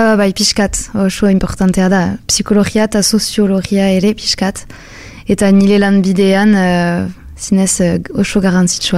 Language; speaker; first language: Basque; non-native, local second language; French